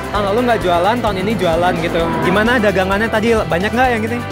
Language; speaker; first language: Indonesian; native; Indonesian